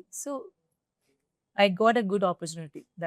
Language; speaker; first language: Telugu; non-native, learner; Malayalam